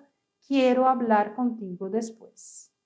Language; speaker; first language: Spanish; non-native, fluent; Portuguese